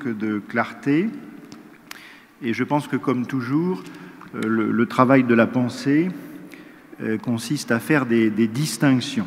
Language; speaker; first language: French; native; French